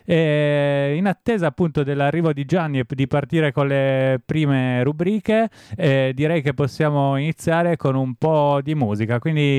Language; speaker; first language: Italian; native; Italian